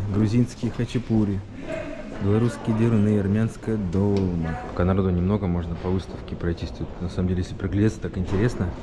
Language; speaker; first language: Russian; native; Russian